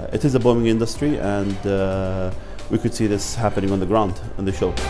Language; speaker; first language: English; non-native, fluent; Arabic